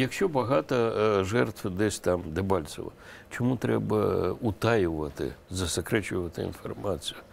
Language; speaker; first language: Ukrainian; non-native, local second language; Russian